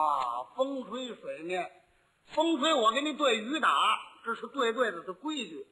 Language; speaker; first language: Chinese; native; Chinese